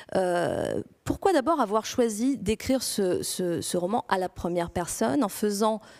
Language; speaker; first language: French; non-native, fluent; Greek